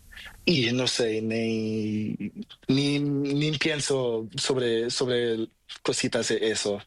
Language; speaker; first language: Spanish; non-native, learner; Portuguese